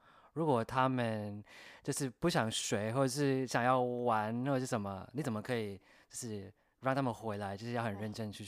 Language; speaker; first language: Chinese; non-native, fluent; English